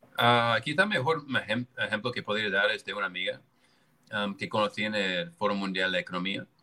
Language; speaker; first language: Spanish; non-native, fluent; English